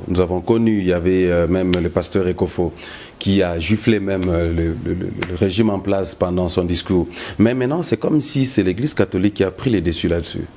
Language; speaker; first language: French; non-native, local second language; Lingala